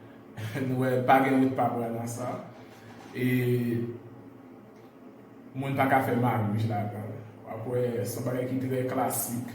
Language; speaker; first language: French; non-native, learner; Haitian Creole